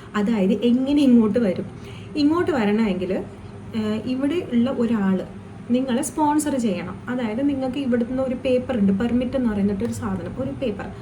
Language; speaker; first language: Malayalam; non-native, local second language; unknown